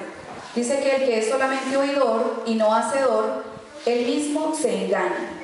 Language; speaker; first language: Spanish; native; Spanish